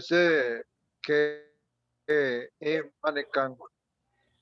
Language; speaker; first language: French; non-native, learner; Spanish